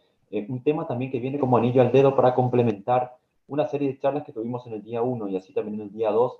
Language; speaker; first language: Spanish; native; Spanish